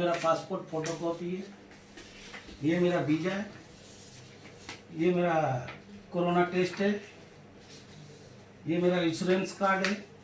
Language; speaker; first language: Hindi; non-native, local second language; Bhojpuri